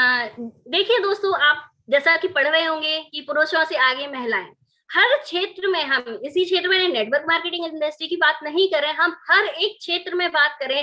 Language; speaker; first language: Hindi; native; Hindi